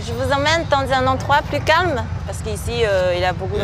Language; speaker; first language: French; non-native, fluent; Chinese